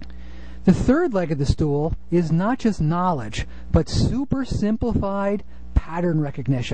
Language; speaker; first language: English; native; English